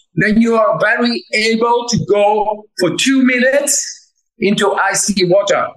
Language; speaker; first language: English; non-native, fluent; Dutch